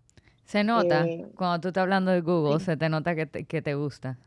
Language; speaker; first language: Spanish; native; Spanish